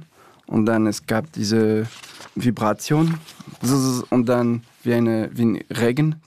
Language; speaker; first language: German; non-native, fluent; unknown